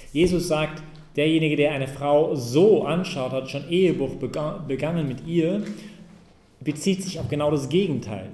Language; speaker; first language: German; non-native, fluent; English